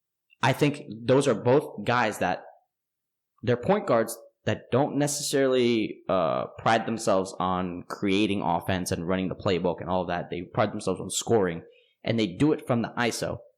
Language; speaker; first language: English; native; English